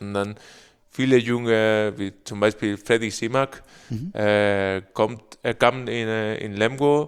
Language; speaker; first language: German; non-native, learner; Spanish